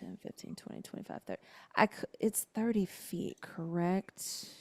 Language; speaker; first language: English; native; English